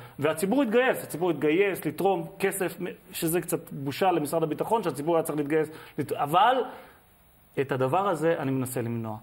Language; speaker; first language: Hebrew; native; Hebrew